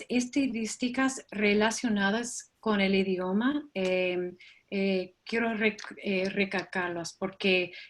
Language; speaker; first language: Spanish; non-native, fluent; English